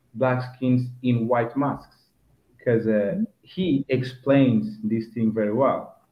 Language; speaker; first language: English; non-native, fluent; Kabuverdianu